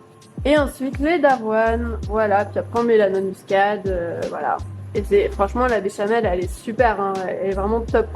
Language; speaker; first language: French; native; French